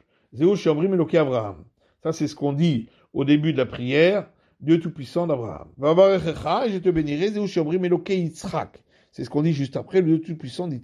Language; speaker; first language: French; native; French